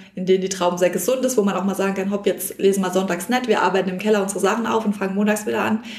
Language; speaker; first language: German; native; German